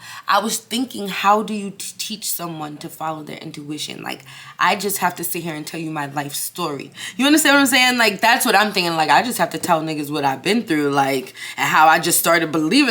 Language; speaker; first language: English; native; English